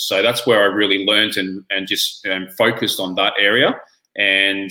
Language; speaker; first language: English; native; English